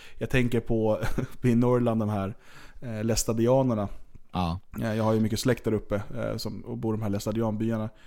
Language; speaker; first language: Swedish; native; Swedish